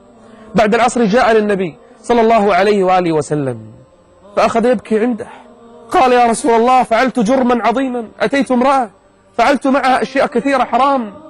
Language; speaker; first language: Arabic; native; Arabic